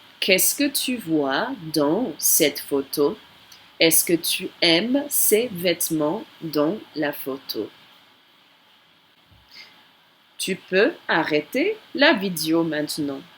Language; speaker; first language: French; non-native, fluent; English